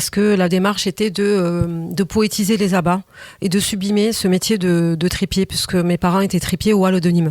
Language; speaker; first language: French; native; French